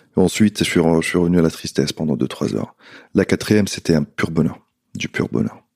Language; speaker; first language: French; non-native, local second language; Arabic